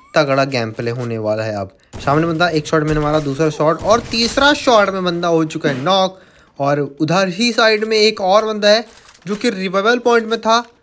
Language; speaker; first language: Hindi; native; Hindi